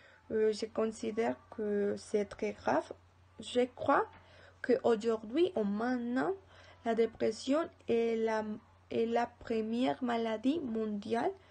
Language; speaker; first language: French; non-native, learner; Spanish